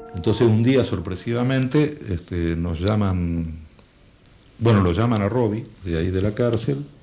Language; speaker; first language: Spanish; native; Spanish